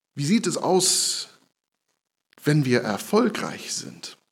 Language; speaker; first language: German; non-native, fluent; English